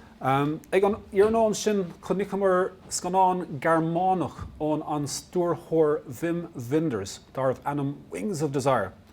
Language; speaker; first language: Irish; non-native, local second language; English